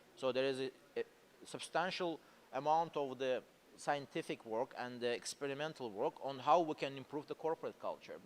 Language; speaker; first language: English; non-native, fluent; Azerbaijani